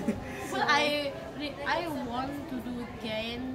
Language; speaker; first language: English; non-native, learner; Indonesian